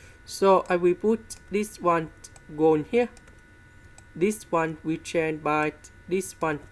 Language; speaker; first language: English; non-native, fluent; Vietnamese